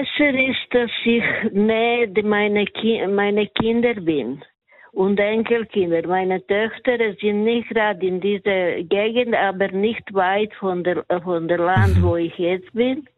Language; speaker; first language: German; non-native, learner; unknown